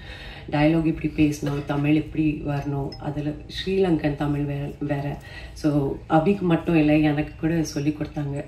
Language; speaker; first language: Tamil; non-native, fluent; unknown